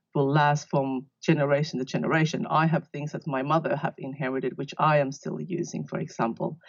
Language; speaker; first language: English; non-native, fluent; Finnish